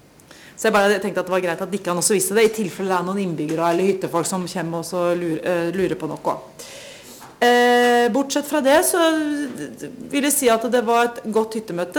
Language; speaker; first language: Norwegian; native; Norwegian